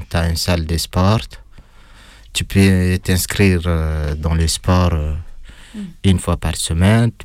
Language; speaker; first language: French; non-native, fluent; Arabic